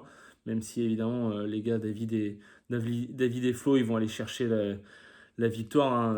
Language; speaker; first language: French; native; French